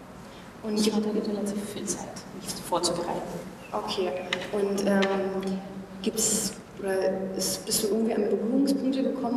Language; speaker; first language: German; native; German